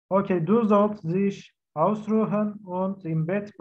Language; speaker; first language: German; non-native, fluent; Turkish